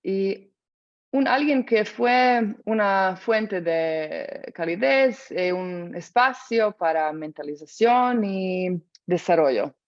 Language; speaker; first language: Spanish; non-native, fluent; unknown